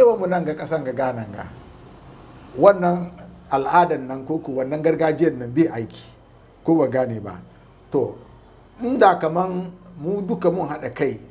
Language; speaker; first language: Hausa; non-native, local second language; Fula